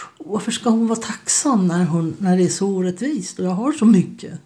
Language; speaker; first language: Swedish; native; Swedish